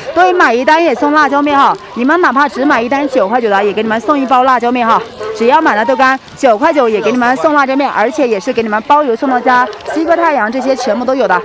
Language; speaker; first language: Chinese; native; Chinese